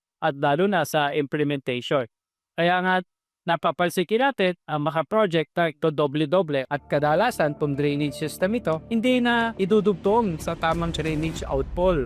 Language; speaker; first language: Filipino; native; Filipino